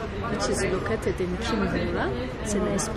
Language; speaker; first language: English; non-native, local second language; Kinyarwanda